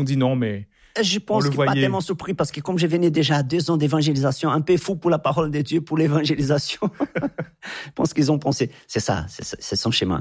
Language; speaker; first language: French; non-native, fluent; Portuguese